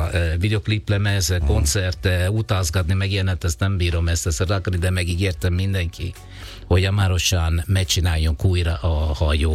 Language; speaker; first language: Hungarian; non-native, learner; Italian